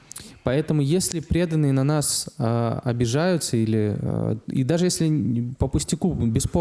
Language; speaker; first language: Russian; native; Russian